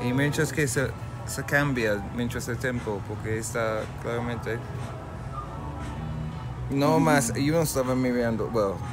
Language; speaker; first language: Spanish; non-native, learner; English